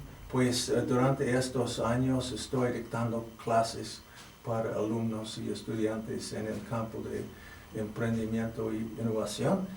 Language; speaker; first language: Spanish; non-native, fluent; English